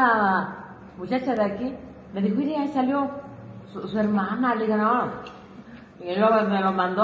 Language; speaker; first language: Spanish; native; Spanish